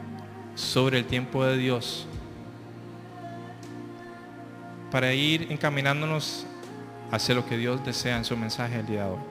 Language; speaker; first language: Spanish; native; Spanish